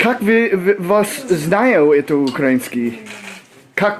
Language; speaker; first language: Russian; non-native, learner; English